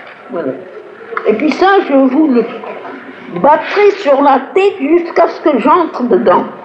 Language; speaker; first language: French; native; French